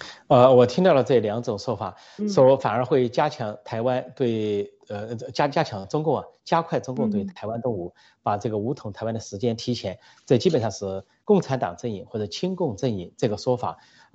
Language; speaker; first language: Chinese; native; Chinese